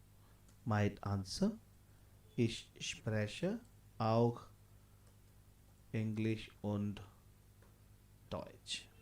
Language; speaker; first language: German; non-native, fluent; Hindi